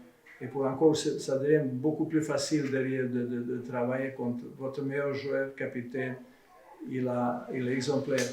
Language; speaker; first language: French; non-native, fluent; Serbian